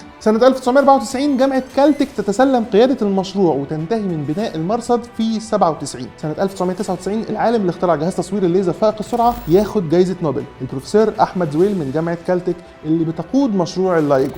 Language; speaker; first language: Arabic; native; Arabic